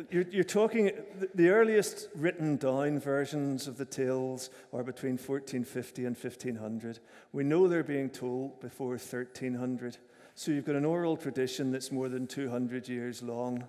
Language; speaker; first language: English; native; English